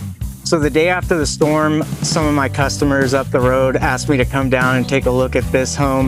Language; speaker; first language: English; native; English